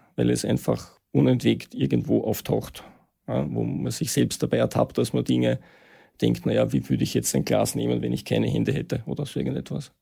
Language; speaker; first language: German; native; German